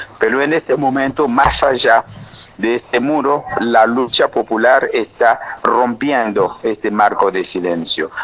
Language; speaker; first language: Spanish; non-native, fluent; Haitian Creole